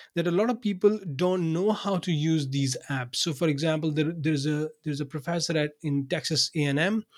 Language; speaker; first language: English; non-native, local second language; Urdu